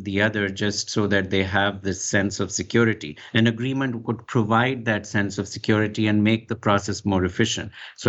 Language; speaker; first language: English; non-native, local second language; Urdu